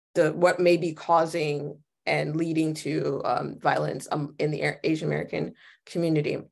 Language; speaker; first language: English; native; English